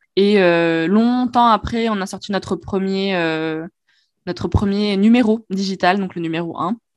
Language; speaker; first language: French; non-native, local second language; Arabic